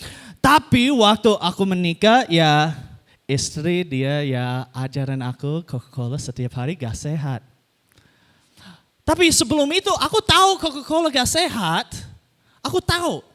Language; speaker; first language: Indonesian; non-native, fluent; English